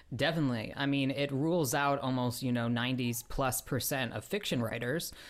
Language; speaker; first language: English; native; English